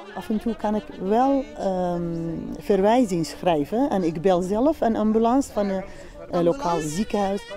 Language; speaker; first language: Dutch; non-native, fluent; Central Kurdish